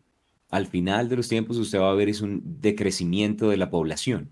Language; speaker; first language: Spanish; native; Spanish